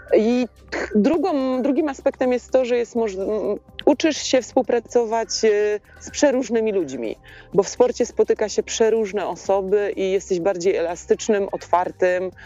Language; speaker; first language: Polish; native; Polish